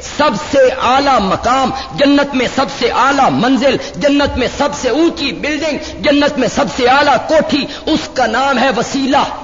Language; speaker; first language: Urdu; non-native, local second language; Punjabi